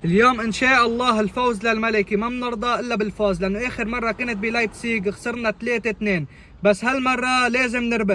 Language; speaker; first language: Arabic; native; Arabic